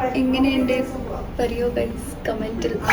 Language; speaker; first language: Malayalam; non-native, fluent; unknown